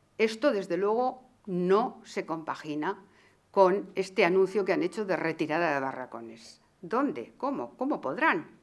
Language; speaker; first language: Spanish; native; Spanish